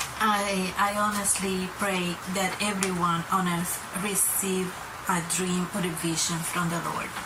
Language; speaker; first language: English; non-native, fluent; Spanish